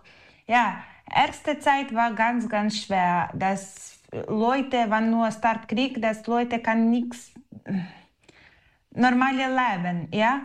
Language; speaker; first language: German; non-native, learner; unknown